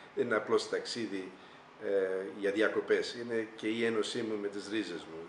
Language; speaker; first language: Greek; early bilingual, heritage; Greek